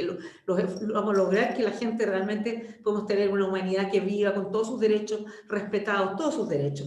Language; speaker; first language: Spanish; native; Spanish